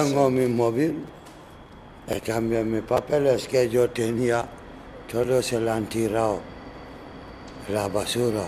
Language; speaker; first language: Spanish; non-native, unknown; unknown